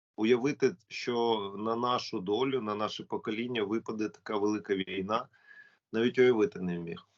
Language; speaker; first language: Ukrainian; non-native, local second language; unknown